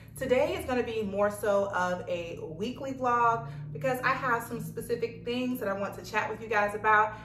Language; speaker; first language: English; native; English